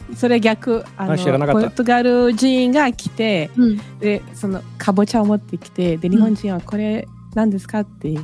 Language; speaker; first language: Japanese; early bilingual, heritage; Portuguese